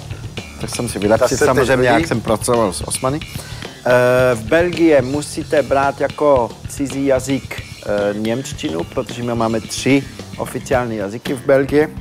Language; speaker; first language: Czech; non-native, fluent; French